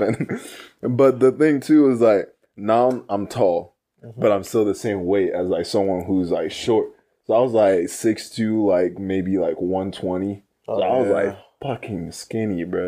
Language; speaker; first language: English; native; English